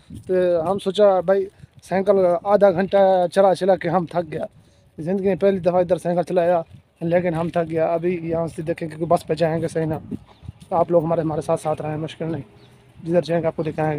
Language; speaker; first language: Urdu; non-native, local second language; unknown